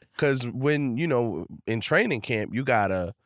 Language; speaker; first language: English; native; English